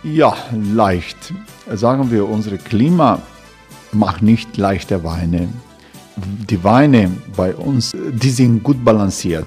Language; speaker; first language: German; non-native, learner; Croatian